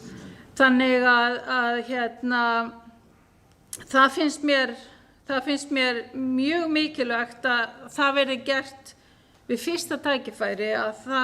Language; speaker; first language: Icelandic; native; Icelandic